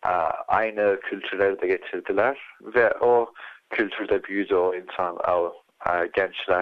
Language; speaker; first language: Turkish; early bilingual, heritage; Turkish